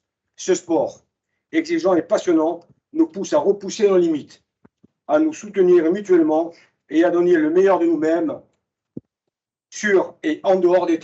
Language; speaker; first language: French; native; French